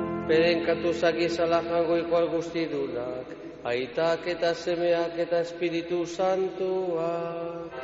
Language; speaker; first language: Basque; native; Basque